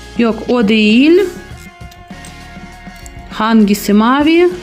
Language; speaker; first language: Turkish; non-native, learner; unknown